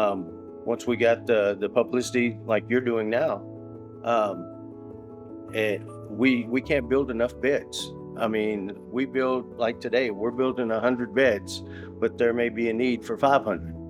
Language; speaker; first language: English; native; English